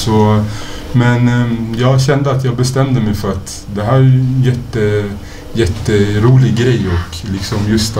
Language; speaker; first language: Swedish; native; Swedish